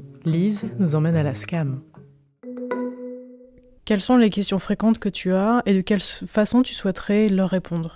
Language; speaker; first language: French; native; French